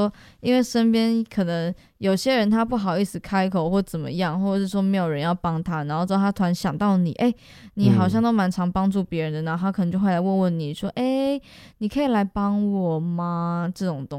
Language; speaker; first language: Chinese; native; Chinese